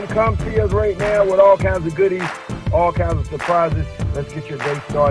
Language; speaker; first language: English; native; English